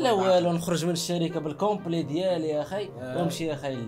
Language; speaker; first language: Arabic; native; Arabic